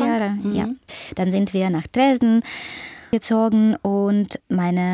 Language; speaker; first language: German; non-native, fluent; Ukrainian